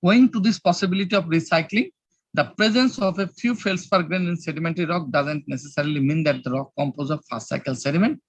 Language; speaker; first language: English; non-native, local second language; Bangla